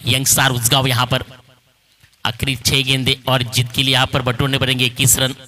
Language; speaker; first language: Hindi; non-native, local second language; Marathi